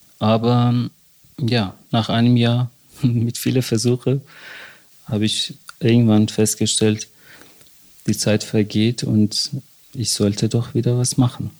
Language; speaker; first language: German; non-native, fluent; Persian